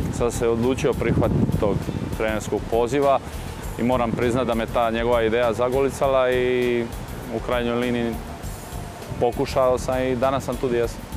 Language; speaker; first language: Croatian; native; Croatian